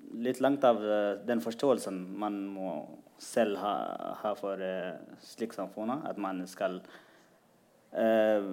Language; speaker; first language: Norwegian; non-native, fluent; Tigrinya